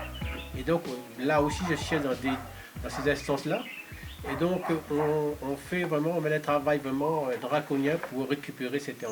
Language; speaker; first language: French; native; French